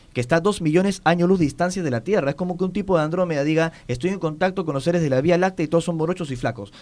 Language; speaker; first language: Spanish; native; Spanish